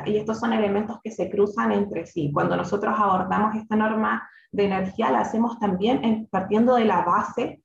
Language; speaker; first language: Spanish; native; Spanish